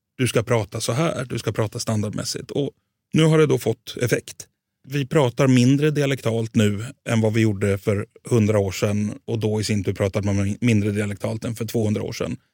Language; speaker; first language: Swedish; native; Swedish